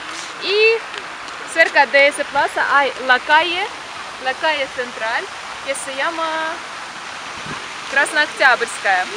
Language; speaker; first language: Spanish; non-native, fluent; Russian